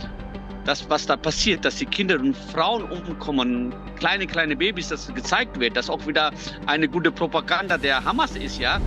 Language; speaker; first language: German; non-native, local second language; Urdu